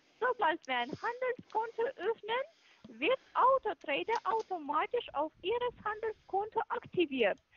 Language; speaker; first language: German; non-native, fluent; Russian